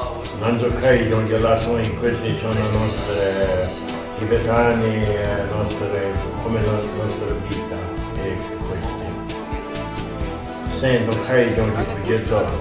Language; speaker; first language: Italian; non-native, fluent; Tibetan